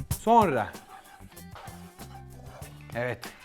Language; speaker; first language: Turkish; non-native, learner; Italian